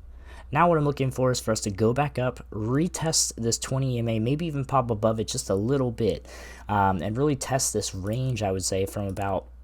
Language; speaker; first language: English; native; English